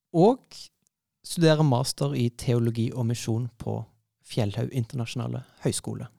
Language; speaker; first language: Norwegian; native; Norwegian